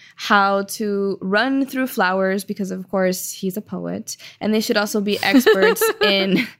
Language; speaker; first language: English; early bilingual, other home language; Spanish